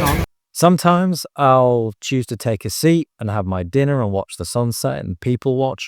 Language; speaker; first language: English; native; English